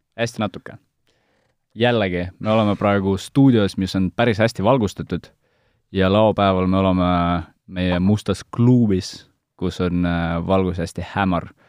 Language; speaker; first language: Estonian; non-native, local second language; Russian